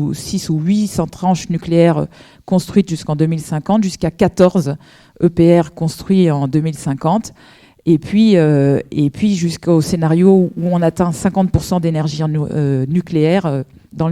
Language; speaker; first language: French; native; French